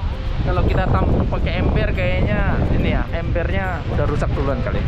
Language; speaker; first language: Indonesian; native; Indonesian